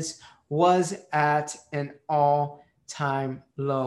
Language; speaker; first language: English; early bilingual, other home language; Marathi